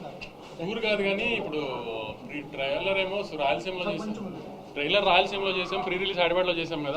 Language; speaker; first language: Telugu; native; Telugu